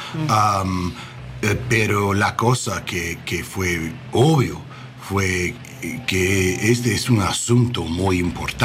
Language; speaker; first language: Spanish; non-native, learner; English